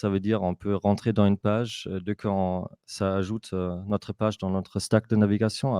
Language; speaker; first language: French; non-native, fluent; German